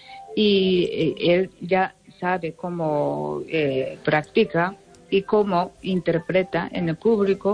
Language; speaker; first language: Spanish; non-native, learner; Japanese